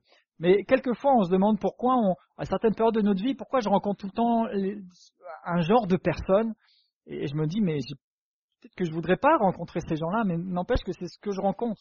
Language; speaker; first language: French; native; French